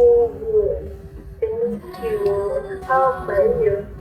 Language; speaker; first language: English; non-native, local second language; Malay